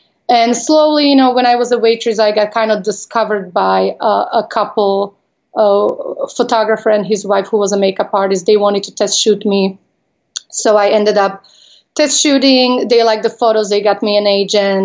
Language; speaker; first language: English; non-native, fluent; Slovak